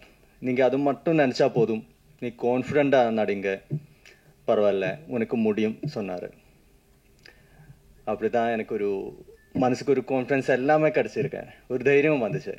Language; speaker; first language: Tamil; non-native, learner; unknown